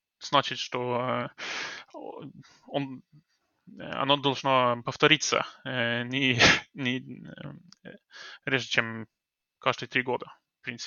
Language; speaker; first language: Russian; non-native, fluent; Norwegian